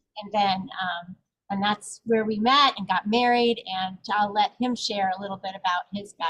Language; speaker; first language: English; native; English